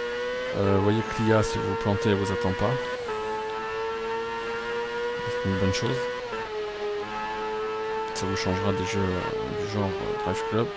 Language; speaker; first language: French; native; French